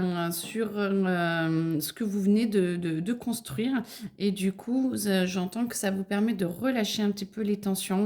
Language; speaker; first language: French; native; French